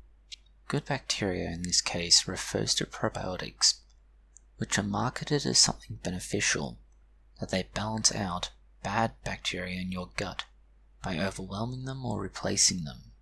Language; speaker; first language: English; native; English